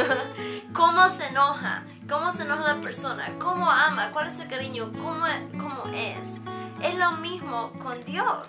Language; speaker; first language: Spanish; early bilingual, heritage; Spanish